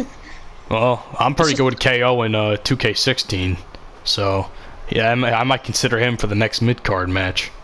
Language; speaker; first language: English; native; English